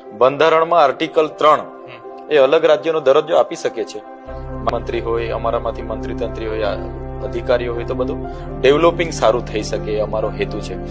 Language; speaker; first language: Gujarati; non-native, local second language; Bhili